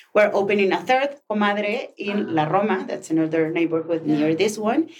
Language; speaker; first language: English; non-native, fluent; Spanish